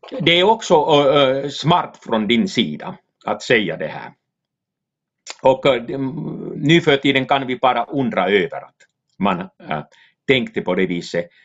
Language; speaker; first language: Swedish; non-native, local second language; Finnish